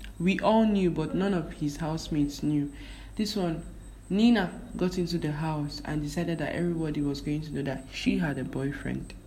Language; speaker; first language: English; non-native, local second language; Igbo